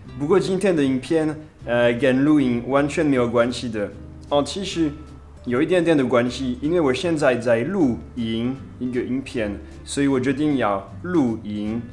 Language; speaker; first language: Chinese; non-native, fluent; French